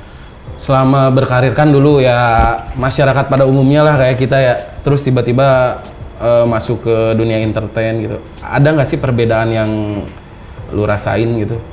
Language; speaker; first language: Indonesian; native; Indonesian